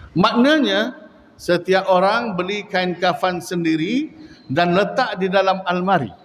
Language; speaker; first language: Malay; native; Malay